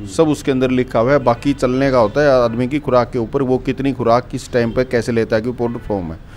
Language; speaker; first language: Hindi; native; Hindi